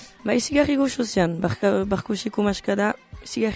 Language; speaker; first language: Basque; native; Basque